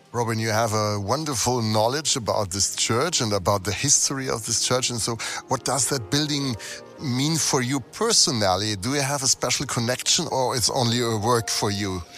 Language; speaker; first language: English; non-native, fluent; German